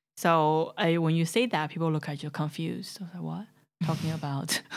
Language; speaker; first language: English; non-native, fluent; Chinese